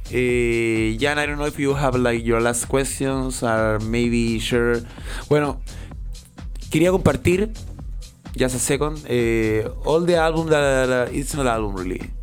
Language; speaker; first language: English; non-native, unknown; Spanish